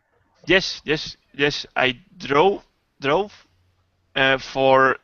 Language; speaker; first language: English; non-native, learner; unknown